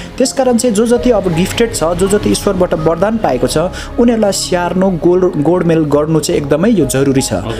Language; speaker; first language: Nepali; native; Nepali